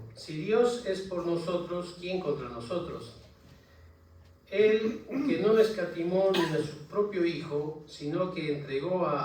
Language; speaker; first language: Spanish; native; Spanish